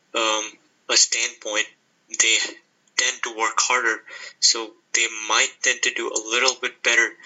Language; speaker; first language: English; non-native, local second language; Hindi